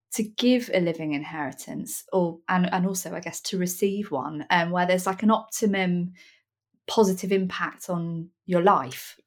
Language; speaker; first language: English; native; English